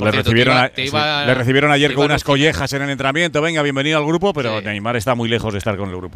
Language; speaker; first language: Spanish; native; Spanish